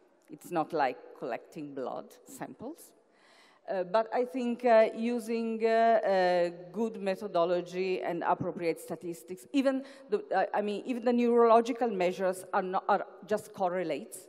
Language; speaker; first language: English; non-native, fluent; Italian